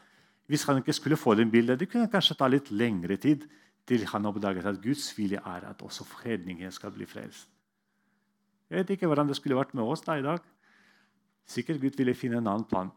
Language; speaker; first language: Norwegian; non-native, fluent; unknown